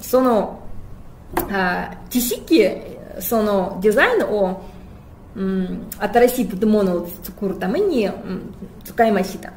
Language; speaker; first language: Japanese; non-native, fluent; Russian